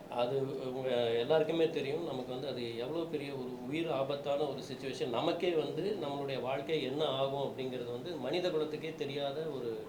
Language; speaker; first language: Tamil; native; Tamil